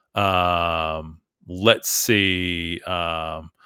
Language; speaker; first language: English; early bilingual, other home language; German